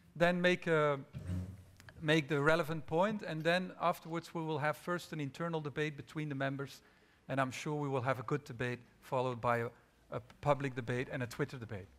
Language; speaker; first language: English; non-native, fluent; Dutch